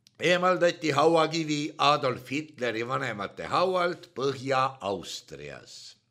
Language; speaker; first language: Estonian; native; Estonian